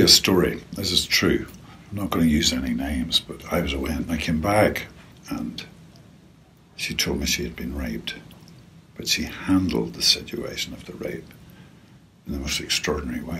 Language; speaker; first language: English; native; English